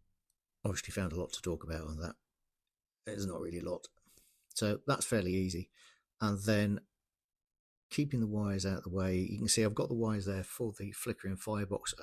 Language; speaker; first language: English; native; English